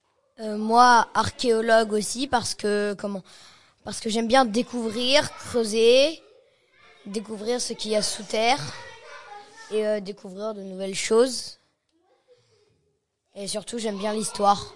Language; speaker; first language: French; native; French